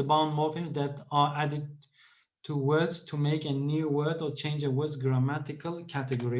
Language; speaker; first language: English; non-native, fluent; Turkish